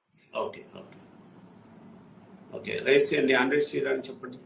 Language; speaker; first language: Telugu; non-native, learner; Hindi